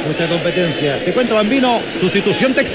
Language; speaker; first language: Spanish; native; Spanish